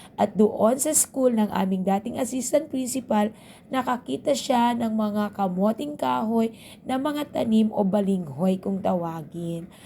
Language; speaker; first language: Filipino; non-native, local second language; Bikol